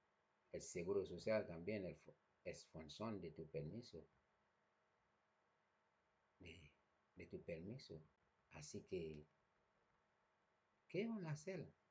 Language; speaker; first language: Spanish; non-native, fluent; Haitian Creole